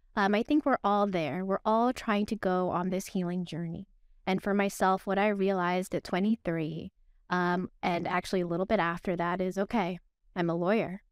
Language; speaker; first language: English; early bilingual, other home language; Filipino